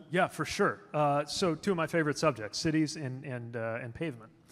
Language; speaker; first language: English; native; English